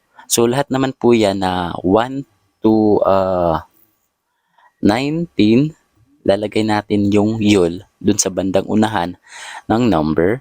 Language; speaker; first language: Filipino; native; Filipino